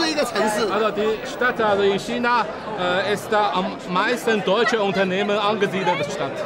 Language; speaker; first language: German; non-native, fluent; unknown